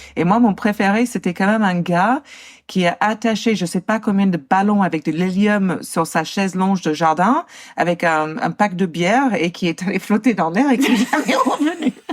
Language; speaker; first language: French; native; French